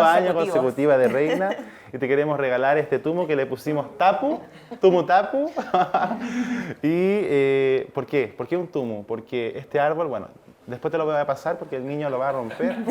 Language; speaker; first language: Spanish; native; Spanish